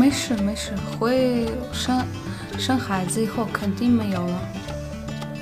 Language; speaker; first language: Chinese; non-native, fluent; Russian